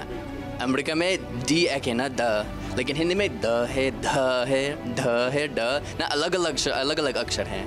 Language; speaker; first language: Hindi; non-native, fluent; English